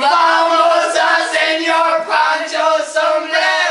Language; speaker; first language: Spanish; non-native, learner; English